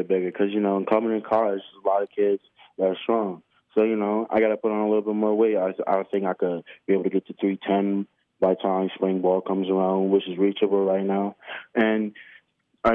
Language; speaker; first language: English; native; English